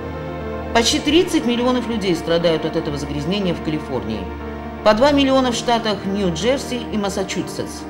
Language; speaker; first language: Russian; native; Russian